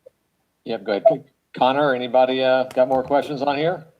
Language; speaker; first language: English; native; English